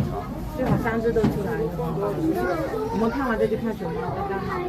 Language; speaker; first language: Chinese; native; Chinese